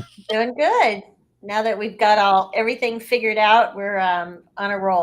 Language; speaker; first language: English; native; English